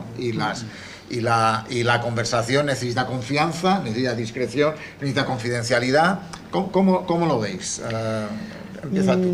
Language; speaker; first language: Spanish; native; Spanish